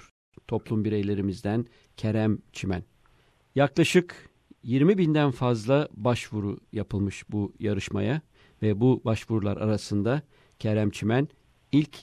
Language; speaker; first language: Turkish; native; Turkish